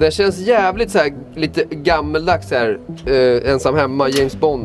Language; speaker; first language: Swedish; native; Swedish